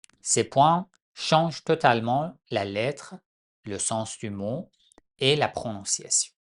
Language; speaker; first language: French; non-native, fluent; Persian